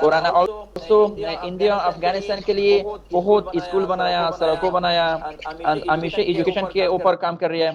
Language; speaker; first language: Hindi; non-native, fluent; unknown